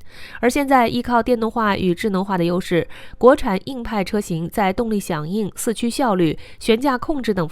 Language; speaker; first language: Chinese; native; Chinese